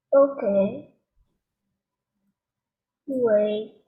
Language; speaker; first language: English; non-native, learner; Vietnamese